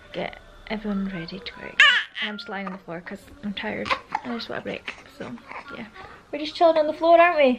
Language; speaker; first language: English; native; English